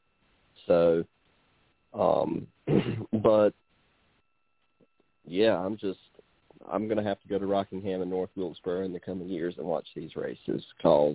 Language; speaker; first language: English; native; English